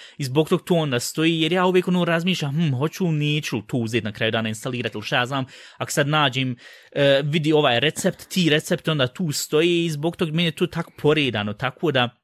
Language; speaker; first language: Bosnian; early bilingual, heritage; Bosnian